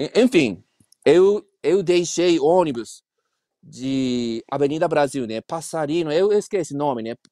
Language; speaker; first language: Portuguese; non-native, learner; Japanese